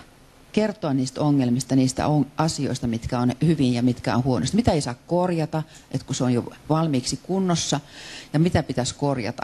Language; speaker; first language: Finnish; native; Finnish